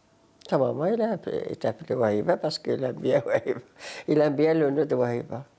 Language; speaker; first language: French; non-native, learner; Arabic